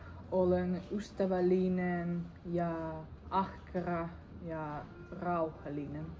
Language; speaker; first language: Finnish; non-native, learner; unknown